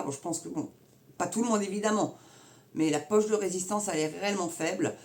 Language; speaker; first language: French; native; French